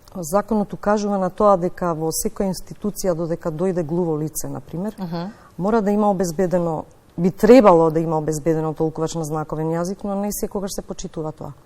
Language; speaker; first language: Macedonian; native; Macedonian